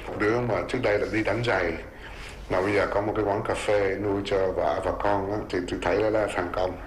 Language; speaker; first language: Vietnamese; early bilingual, heritage; Vietnamese